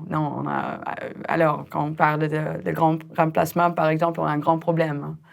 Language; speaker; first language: French; non-native, fluent; Dutch